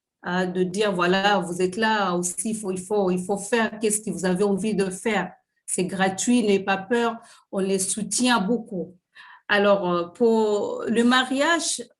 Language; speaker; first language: French; non-native, fluent; Swahili